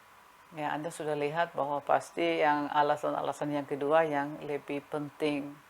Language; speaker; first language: Indonesian; non-native, fluent; German